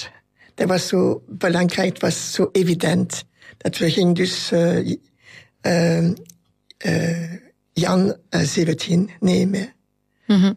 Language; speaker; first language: Dutch; non-native, local second language; French